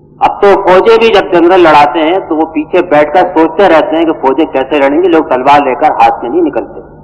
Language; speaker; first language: Urdu; native; Urdu